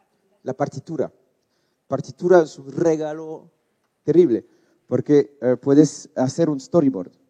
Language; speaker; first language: Spanish; non-native, learner; French